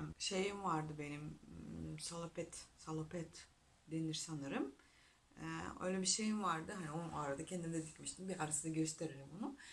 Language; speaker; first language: Turkish; non-native, fluent; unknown